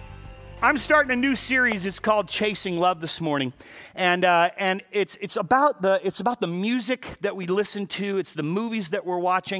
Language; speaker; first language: English; native; English